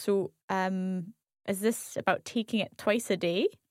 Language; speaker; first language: English; native; English